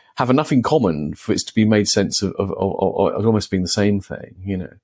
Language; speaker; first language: English; native; English